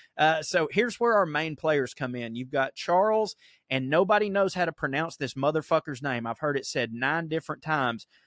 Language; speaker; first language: English; native; English